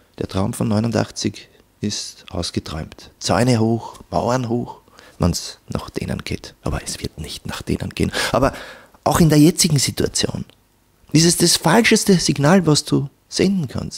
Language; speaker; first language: German; native; German